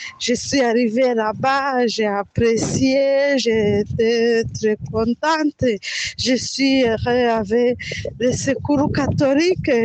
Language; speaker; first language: French; non-native, local second language; Swahili